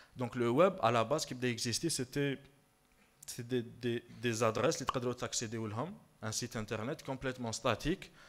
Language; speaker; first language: French; non-native, local second language; Arabic